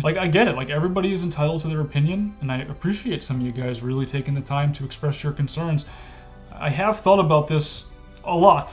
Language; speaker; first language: English; native; English